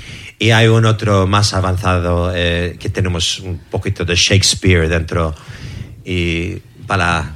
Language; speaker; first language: Spanish; non-native, learner; English